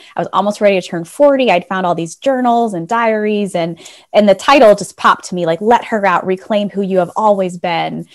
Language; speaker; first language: English; native; English